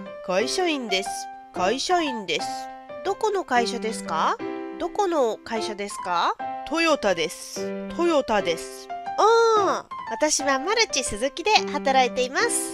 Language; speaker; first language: Japanese; non-native, fluent; Hindi